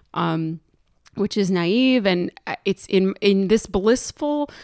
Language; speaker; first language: English; native; English